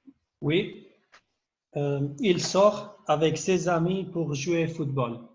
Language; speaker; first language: French; non-native, learner; Albanian